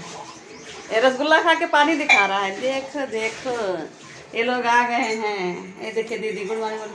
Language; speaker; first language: Hindi; native; Hindi